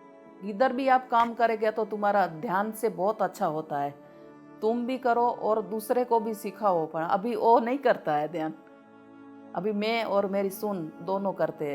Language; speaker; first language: Hindi; non-native, local second language; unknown